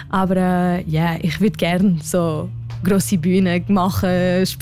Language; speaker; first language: German; non-native, local second language; French